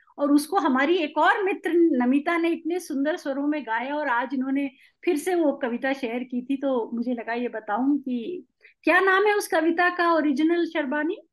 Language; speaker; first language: Hindi; non-native, local second language; Tamil